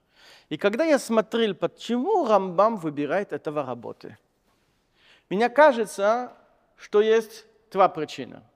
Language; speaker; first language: Russian; non-native, fluent; French